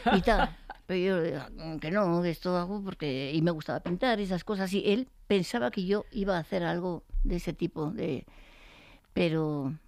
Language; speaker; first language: Spanish; native; Spanish